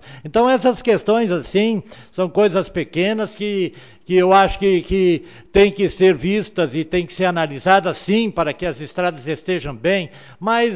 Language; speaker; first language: Portuguese; native; Portuguese